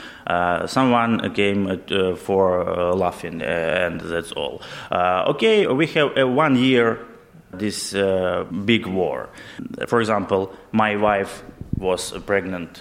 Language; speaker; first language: English; non-native, learner; Ukrainian